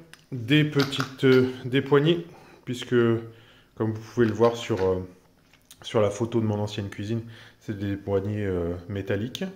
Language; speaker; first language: French; native; French